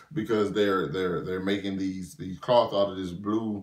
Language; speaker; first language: English; native; English